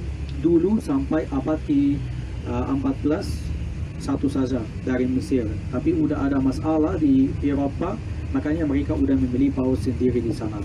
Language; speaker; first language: Indonesian; non-native, fluent; Arabic